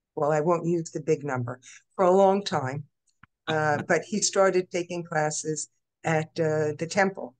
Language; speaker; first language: English; native; English